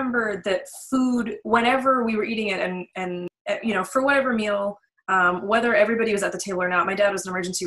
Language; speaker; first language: English; native; English